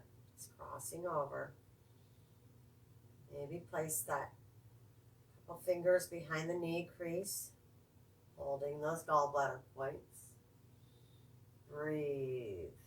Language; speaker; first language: English; native; English